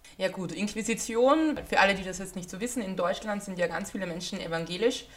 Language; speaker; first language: German; native; German